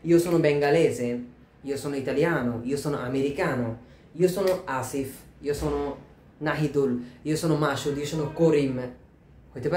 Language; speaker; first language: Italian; non-native, fluent; Bangla